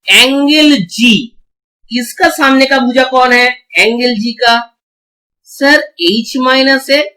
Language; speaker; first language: Hindi; non-native, local second language; Bangla